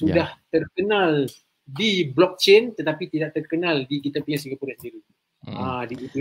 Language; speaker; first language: Malay; native; Malay